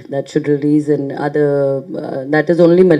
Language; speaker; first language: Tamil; non-native, fluent; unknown